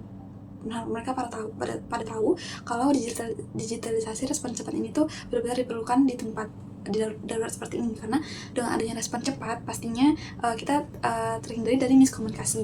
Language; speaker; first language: Indonesian; native; Indonesian